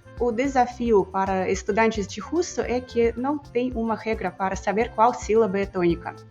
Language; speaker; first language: Portuguese; non-native, fluent; Russian